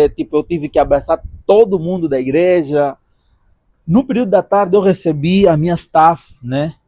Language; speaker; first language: Portuguese; native; Portuguese